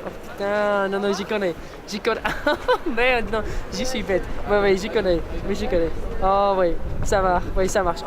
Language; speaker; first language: French; non-native, learner; English